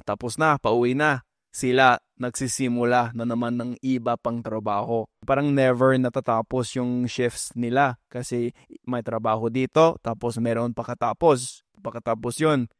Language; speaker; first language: Filipino; non-native, fluent; English